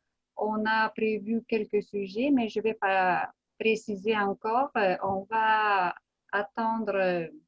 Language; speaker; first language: French; non-native, fluent; Lithuanian